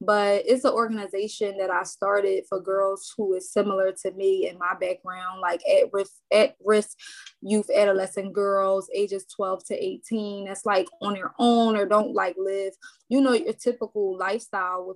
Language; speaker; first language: English; native; English